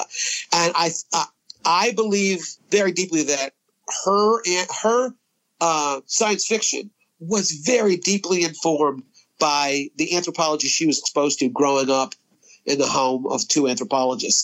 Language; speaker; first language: English; native; English